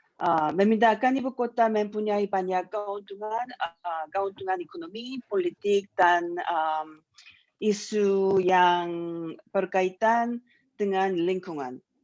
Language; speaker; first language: Indonesian; non-native, learner; Korean